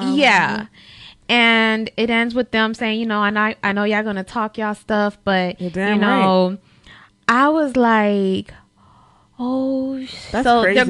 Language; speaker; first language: English; early bilingual, other home language; Spanish